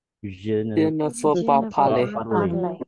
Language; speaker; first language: French; non-native, learner; Indonesian